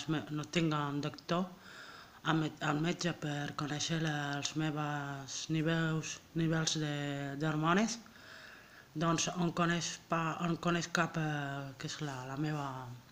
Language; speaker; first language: Catalan; non-native, learner; French